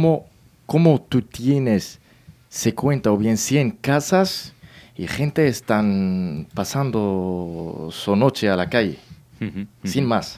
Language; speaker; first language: Spanish; non-native, learner; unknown